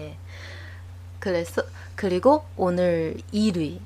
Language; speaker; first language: Korean; non-native, learner; Chinese